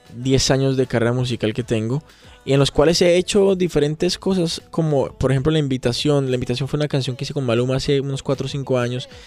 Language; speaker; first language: Spanish; native; Spanish